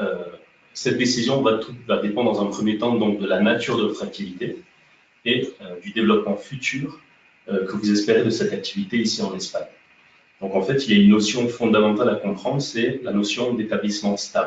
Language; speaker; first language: French; native; French